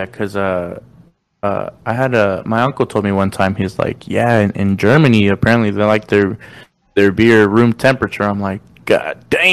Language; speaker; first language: English; non-native, fluent; Spanish